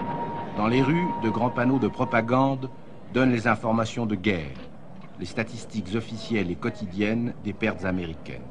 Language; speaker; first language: French; native; French